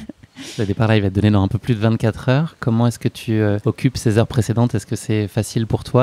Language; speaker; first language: French; native; French